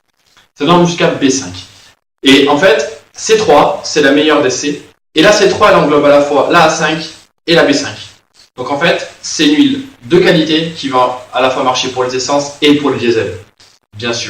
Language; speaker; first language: French; native; French